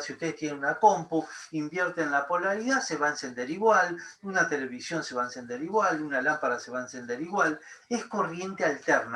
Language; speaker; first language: Spanish; native; Spanish